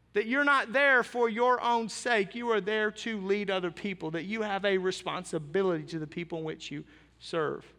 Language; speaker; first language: English; native; English